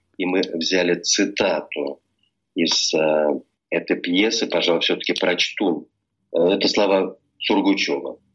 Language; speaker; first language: Russian; native; Russian